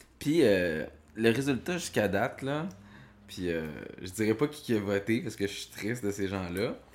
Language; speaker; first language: French; native; French